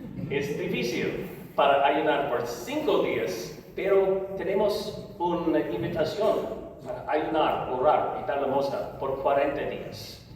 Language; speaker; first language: Spanish; non-native, learner; English